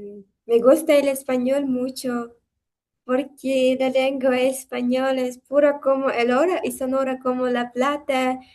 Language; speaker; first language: Spanish; non-native, learner; Uzbek